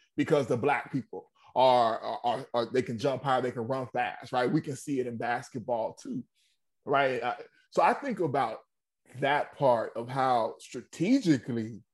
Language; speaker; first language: English; native; English